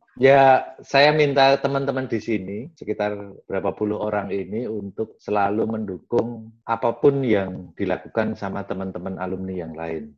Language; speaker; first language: Indonesian; non-native, local second language; Javanese